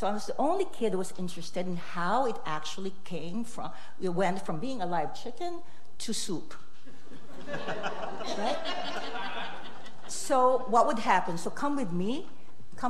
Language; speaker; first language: English; non-native, local second language; Filipino